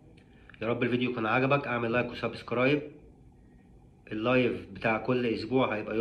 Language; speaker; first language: Arabic; native; Arabic